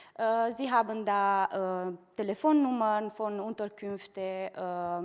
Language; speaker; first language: German; non-native, fluent; Romanian